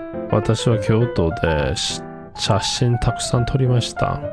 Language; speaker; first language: Japanese; non-native, learner; English